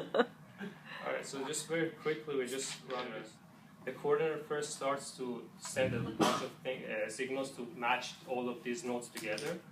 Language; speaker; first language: English; non-native, fluent; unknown